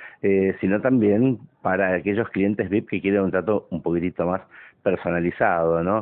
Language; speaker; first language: Spanish; native; Spanish